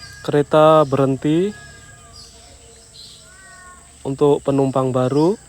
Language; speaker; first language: Indonesian; non-native, fluent; Japanese